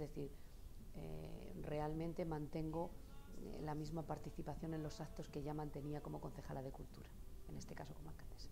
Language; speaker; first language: Spanish; native; Spanish